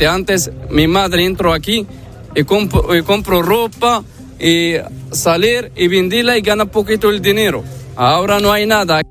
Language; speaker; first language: Spanish; non-native, learner; Arabic